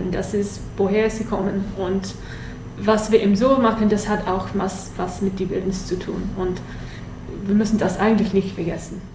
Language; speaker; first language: German; non-native, learner; English